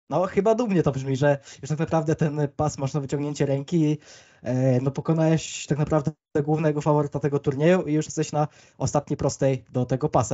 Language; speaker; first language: Polish; native; Polish